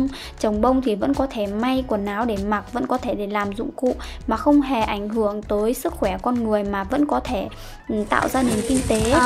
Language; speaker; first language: Vietnamese; native; Vietnamese